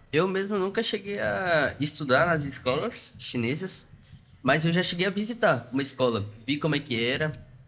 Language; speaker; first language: Portuguese; native; Portuguese